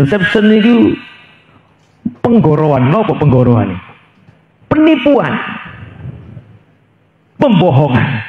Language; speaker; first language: Indonesian; native; Indonesian